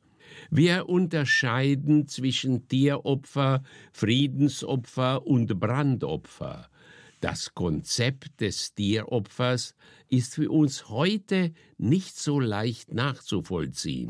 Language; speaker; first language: German; native; German